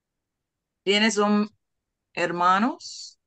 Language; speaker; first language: Spanish; non-native, learner; English